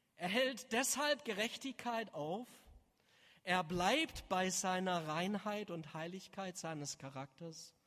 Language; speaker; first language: German; native; German